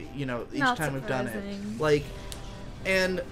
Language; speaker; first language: English; native; English